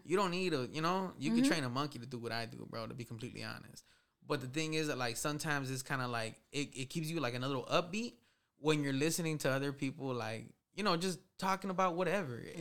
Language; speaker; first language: English; early bilingual, other home language; Spanish